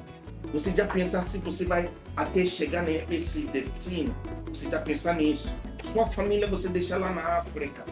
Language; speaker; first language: Portuguese; non-native, fluent; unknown